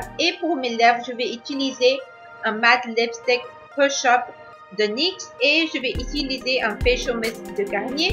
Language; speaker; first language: French; non-native, fluent; Spanish